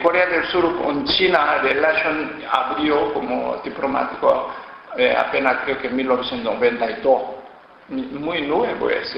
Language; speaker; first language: Spanish; non-native, learner; Korean